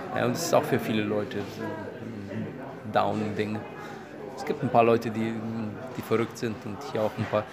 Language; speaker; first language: German; non-native, fluent; Romanian